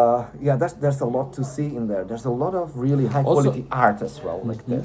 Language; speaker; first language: English; non-native, fluent; Slovak